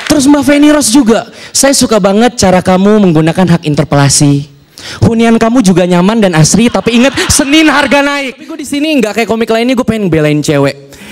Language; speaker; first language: Indonesian; native; Indonesian